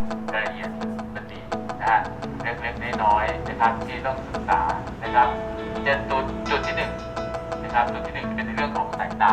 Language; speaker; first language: Thai; native; Thai